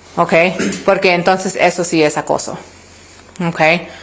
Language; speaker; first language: Spanish; early bilingual, other home language; English